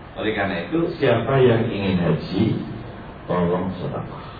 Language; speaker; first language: Indonesian; non-native, local second language; Javanese